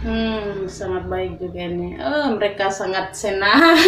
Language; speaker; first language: Indonesian; non-native, local second language; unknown